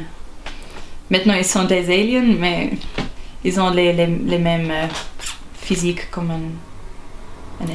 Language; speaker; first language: French; non-native, local second language; German